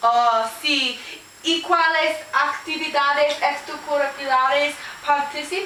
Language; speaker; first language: Spanish; non-native, learner; English